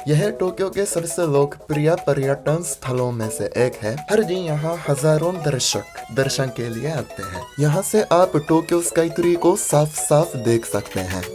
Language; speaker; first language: Hindi; non-native, fluent; Japanese